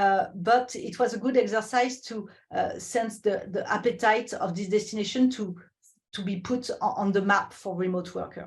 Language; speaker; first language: English; non-native, fluent; French